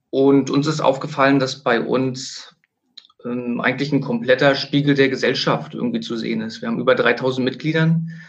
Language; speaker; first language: German; native; German